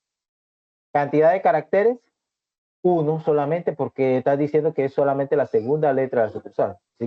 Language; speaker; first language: Spanish; native; Spanish